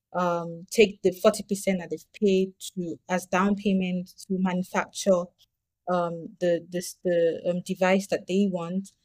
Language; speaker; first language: English; non-native, local second language; Yoruba